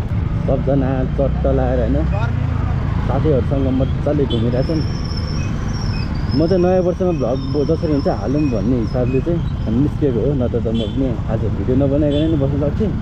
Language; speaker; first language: Nepali; native; Nepali